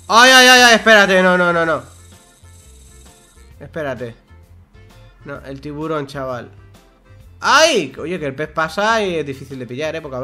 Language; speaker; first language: Spanish; native; Spanish